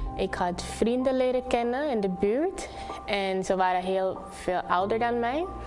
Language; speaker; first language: Dutch; non-native, local second language; Papiamento